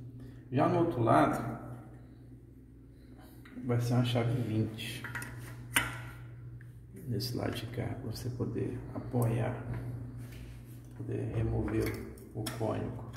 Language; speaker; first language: Portuguese; native; Portuguese